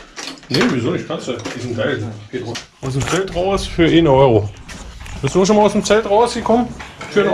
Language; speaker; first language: German; native; German